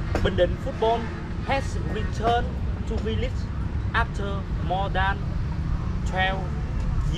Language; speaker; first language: English; non-native, learner; Vietnamese